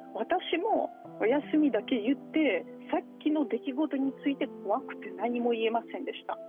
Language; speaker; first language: Japanese; non-native, fluent; Russian